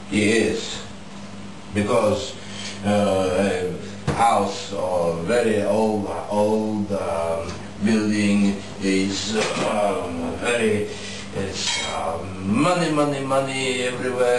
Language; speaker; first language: English; non-native, learner; Polish